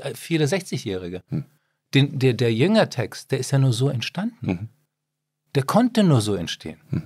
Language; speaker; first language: German; early bilingual, other home language; Czech